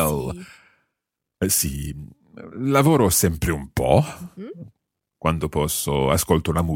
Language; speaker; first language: Italian; non-native, fluent; English